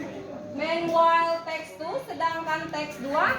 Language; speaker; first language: English; non-native, learner; Indonesian